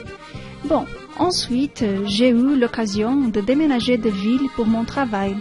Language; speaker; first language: French; non-native, learner; Portuguese